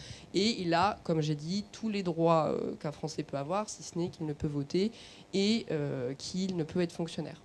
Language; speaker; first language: French; native; French